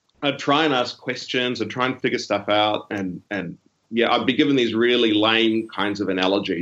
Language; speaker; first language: English; native; English